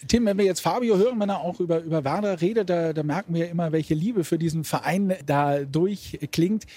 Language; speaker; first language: German; native; German